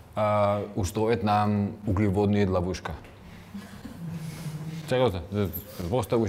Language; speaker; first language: Russian; non-native, fluent; German